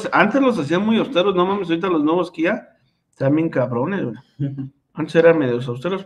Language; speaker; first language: Spanish; native; Spanish